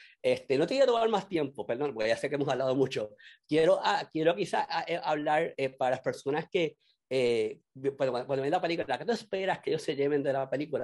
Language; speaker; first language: Spanish; native; Spanish